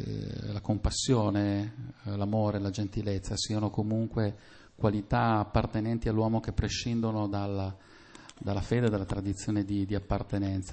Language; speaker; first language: Italian; native; Italian